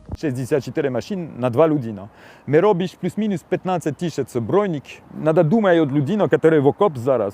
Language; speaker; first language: Ukrainian; non-native, learner; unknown